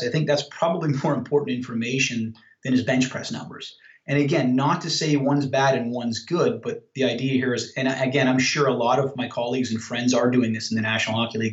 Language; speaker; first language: English; native; English